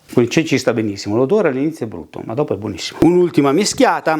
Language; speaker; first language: Italian; native; Italian